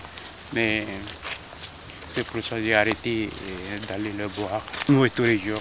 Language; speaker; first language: French; non-native, fluent; Korean